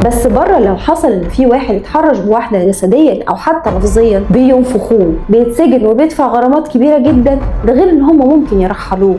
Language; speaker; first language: Arabic; native; Arabic